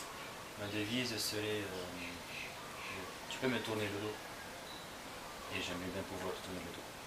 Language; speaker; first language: French; non-native, local second language; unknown